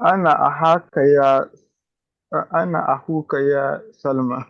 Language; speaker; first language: Arabic; non-native, learner; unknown